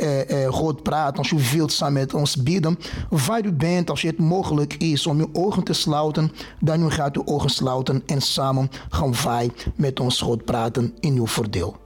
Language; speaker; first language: Dutch; non-native, fluent; Portuguese